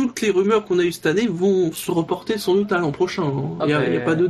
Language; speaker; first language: French; native; French